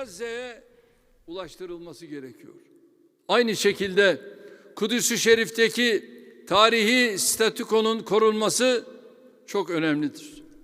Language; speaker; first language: Turkish; native; Turkish